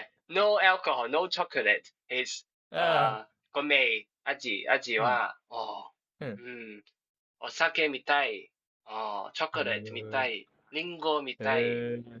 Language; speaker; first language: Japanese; non-native, learner; Cantonese